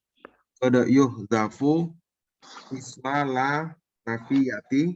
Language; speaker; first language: Arabic; non-native, learner; Indonesian